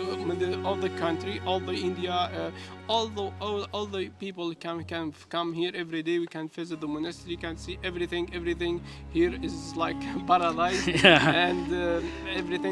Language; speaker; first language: English; non-native, learner; Arabic